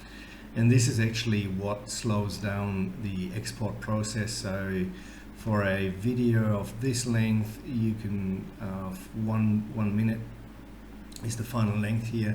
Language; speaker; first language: English; native; English